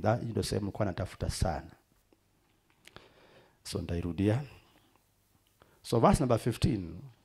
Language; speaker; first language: English; non-native, local second language; Swahili